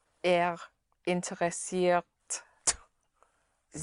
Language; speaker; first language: German; non-native, learner; English